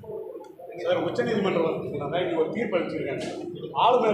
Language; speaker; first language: Tamil; native; Tamil